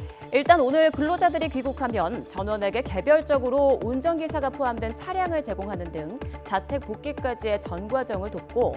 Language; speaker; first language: Korean; native; Korean